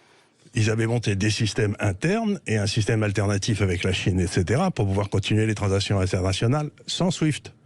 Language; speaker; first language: French; native; French